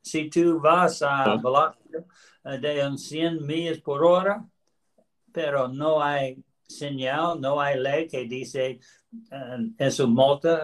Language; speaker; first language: Spanish; non-native, learner; English